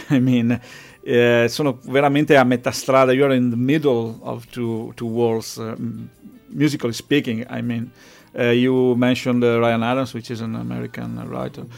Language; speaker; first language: English; non-native, fluent; Italian